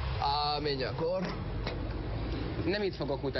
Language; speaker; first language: Hungarian; non-native, learner; Spanish